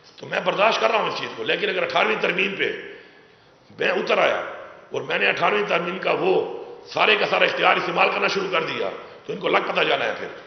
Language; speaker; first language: Urdu; non-native, local second language; Pashto